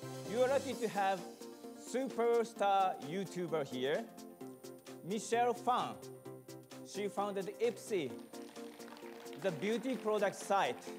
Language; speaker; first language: English; non-native, fluent; Japanese